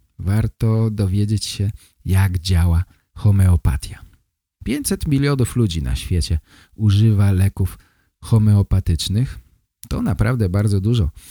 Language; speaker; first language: Polish; native; Polish